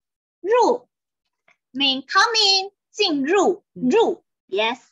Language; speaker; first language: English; non-native, learner; Chinese